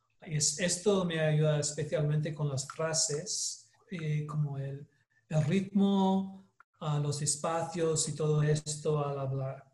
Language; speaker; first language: Spanish; non-native, learner; English